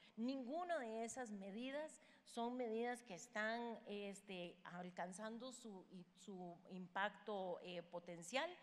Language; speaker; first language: Spanish; native; Spanish